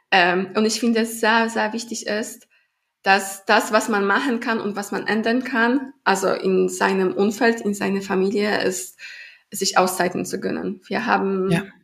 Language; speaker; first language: German; non-native, fluent; Polish